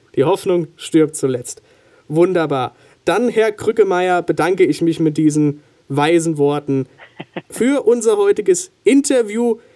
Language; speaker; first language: German; native; German